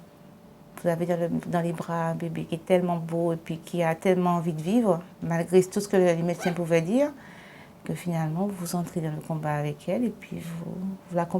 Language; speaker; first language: French; native; French